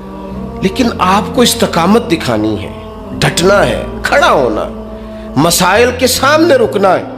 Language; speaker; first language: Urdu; non-native, local second language; Punjabi